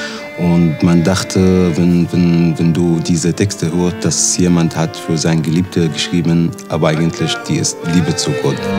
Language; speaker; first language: German; non-native, learner; Arabic